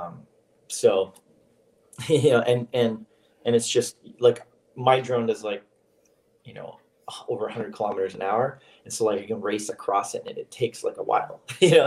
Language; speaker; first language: English; native; English